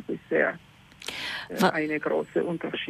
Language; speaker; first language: German; non-native, learner; Italian